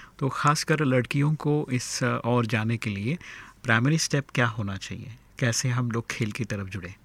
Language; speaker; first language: Hindi; native; Hindi